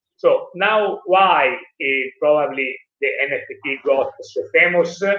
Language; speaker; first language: English; non-native, learner; Italian